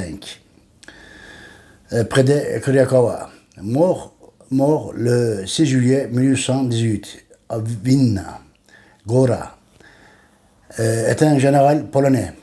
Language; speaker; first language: French; non-native, learner; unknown